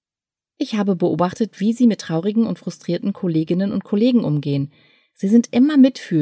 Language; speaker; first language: German; native; German